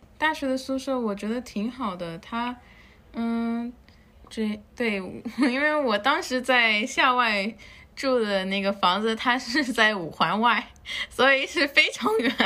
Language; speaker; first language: Chinese; non-native, fluent; Spanish